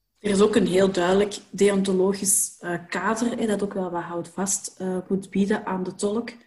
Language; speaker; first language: Dutch; native; Dutch